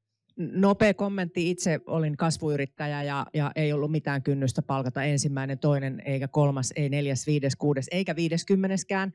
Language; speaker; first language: Finnish; native; Finnish